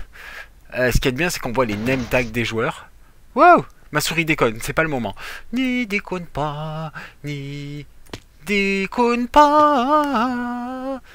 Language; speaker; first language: French; native; French